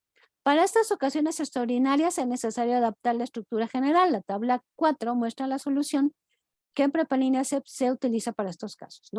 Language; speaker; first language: Spanish; native; Spanish